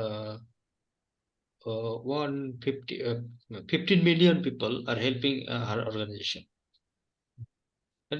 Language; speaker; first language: English; non-native, learner; Bangla